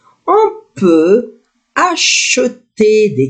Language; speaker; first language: French; non-native, fluent; Arabic